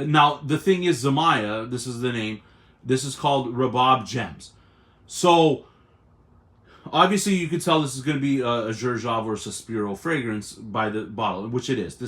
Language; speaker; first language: English; native; English